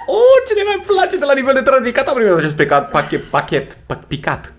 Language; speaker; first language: Romanian; native; Romanian